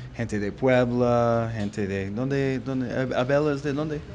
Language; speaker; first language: Spanish; non-native, learner; English